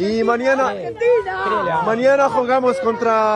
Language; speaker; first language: Spanish; non-native, learner; Arabic